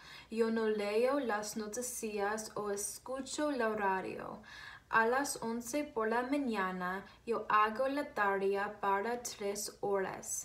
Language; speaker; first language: Spanish; non-native, learner; English